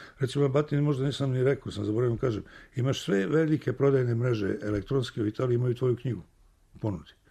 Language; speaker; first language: Serbian; native; Serbian